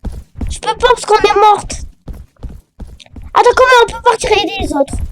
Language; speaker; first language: French; native; French